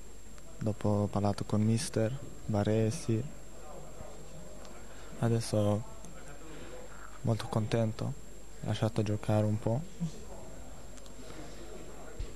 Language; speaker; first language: Italian; non-native, learner; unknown